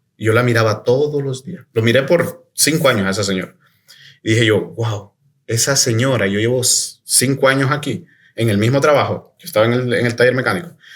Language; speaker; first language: Spanish; native; Spanish